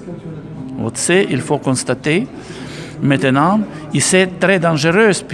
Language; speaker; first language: French; non-native, learner; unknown